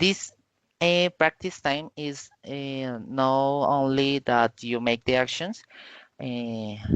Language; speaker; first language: English; non-native, learner; Spanish